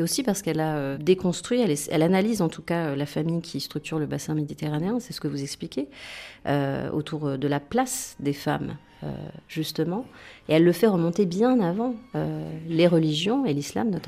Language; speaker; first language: French; native; French